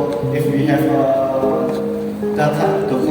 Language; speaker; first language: English; non-native, learner; Indonesian